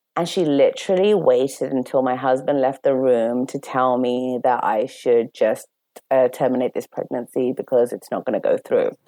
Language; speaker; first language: English; native; English